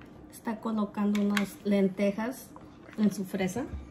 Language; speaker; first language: Spanish; early bilingual, heritage; Spanish